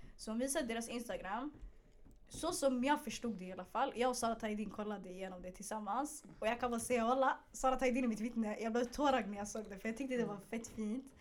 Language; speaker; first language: Swedish; early bilingual, other home language; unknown